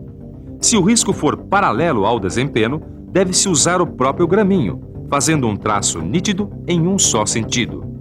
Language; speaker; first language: Portuguese; native; Portuguese